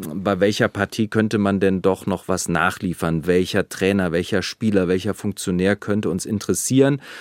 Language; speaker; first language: German; native; German